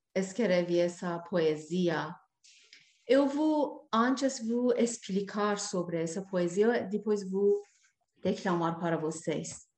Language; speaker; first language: Portuguese; non-native, learner; Persian